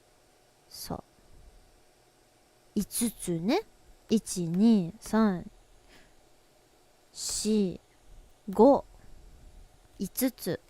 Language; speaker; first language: Japanese; non-native, learner; English